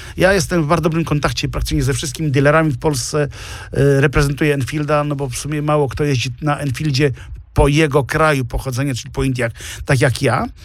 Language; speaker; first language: Polish; native; Polish